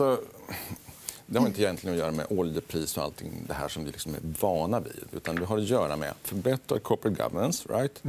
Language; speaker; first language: Swedish; native; Swedish